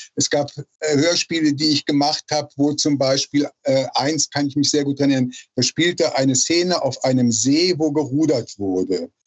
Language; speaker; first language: German; native; German